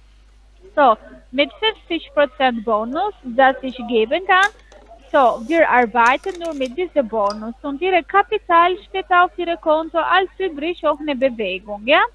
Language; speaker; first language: German; non-native, learner; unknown